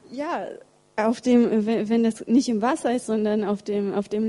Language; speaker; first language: German; early bilingual, other home language; Russian